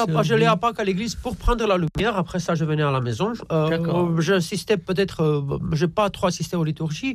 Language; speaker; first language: French; non-native, fluent; Romanian